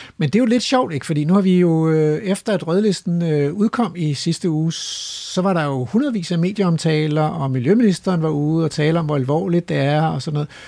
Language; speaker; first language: Danish; native; Danish